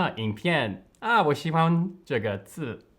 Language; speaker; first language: Chinese; non-native, learner; English